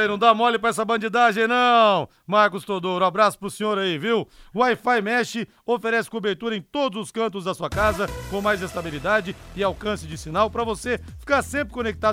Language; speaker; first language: Portuguese; native; Portuguese